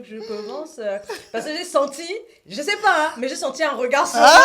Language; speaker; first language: French; native; French